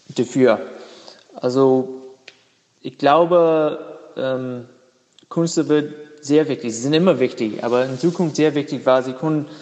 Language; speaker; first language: German; non-native, learner; English